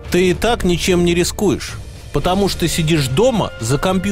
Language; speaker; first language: Russian; native; Russian